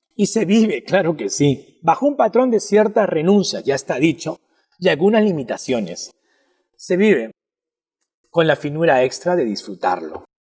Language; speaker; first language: Spanish; native; Spanish